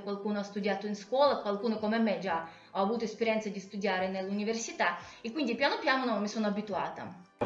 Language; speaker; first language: Italian; non-native, fluent; Russian